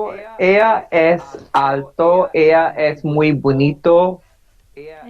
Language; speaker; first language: Spanish; non-native, learner; English